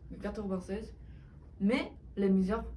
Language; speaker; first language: French; non-native, learner; Korean